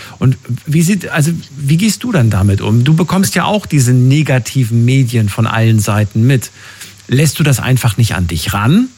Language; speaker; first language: German; native; German